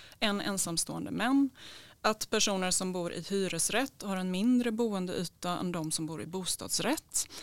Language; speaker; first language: Swedish; native; Swedish